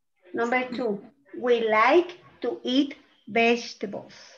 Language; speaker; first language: English; non-native, fluent; Spanish